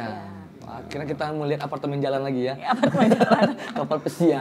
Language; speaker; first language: Indonesian; native; Indonesian